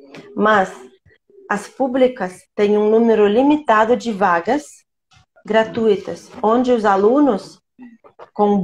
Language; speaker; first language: Portuguese; non-native, fluent; Russian